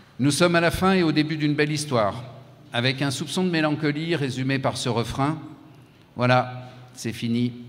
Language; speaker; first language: French; native; French